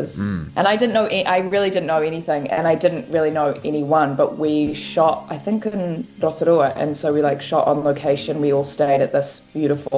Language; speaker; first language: English; native; English